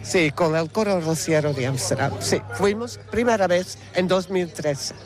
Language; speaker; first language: Spanish; non-native, learner; Dutch